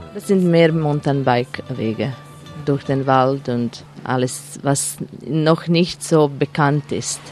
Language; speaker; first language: German; non-native, fluent; Croatian